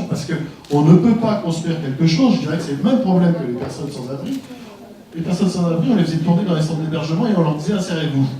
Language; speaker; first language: French; native; French